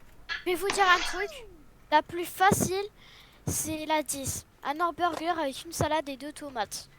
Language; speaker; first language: French; native; French